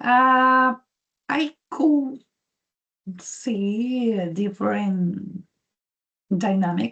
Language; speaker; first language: English; non-native, learner; Spanish